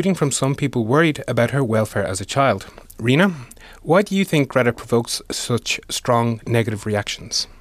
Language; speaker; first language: English; native; English